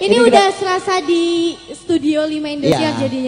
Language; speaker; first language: Indonesian; non-native, local second language; Sundanese